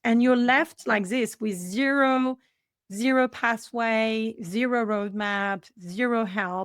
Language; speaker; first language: English; non-native, fluent; French